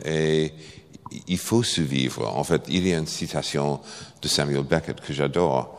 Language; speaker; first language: French; non-native, fluent; English